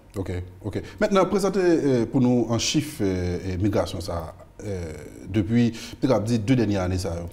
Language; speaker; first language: French; non-native, local second language; Haitian Creole